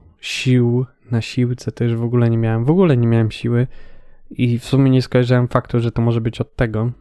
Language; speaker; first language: Polish; native; Polish